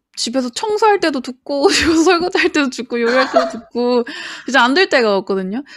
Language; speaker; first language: Korean; native; Korean